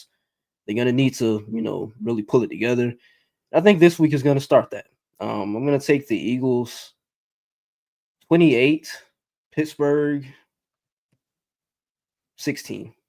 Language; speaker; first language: English; native; English